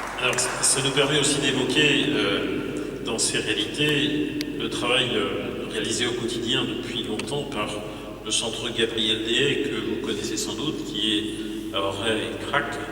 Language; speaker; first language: French; native; French